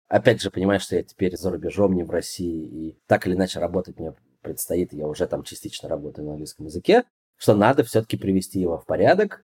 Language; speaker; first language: Russian; native; Russian